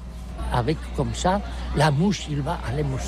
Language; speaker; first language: French; non-native, learner; Catalan